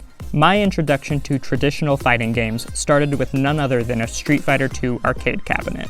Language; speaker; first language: English; native; English